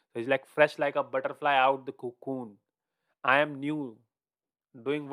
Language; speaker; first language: English; non-native, local second language; Hindi